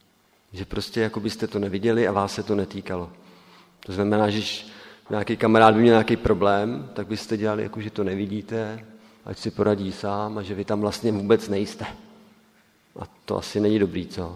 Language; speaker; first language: Czech; native; Czech